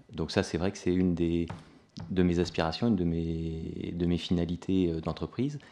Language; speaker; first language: French; native; French